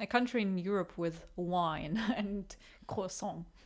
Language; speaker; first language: English; non-native, fluent; Russian